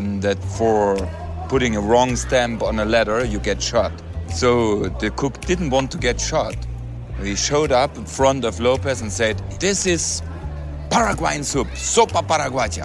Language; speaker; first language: English; non-native, fluent; German